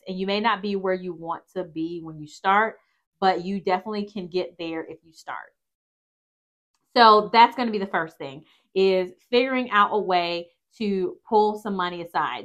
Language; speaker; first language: English; native; English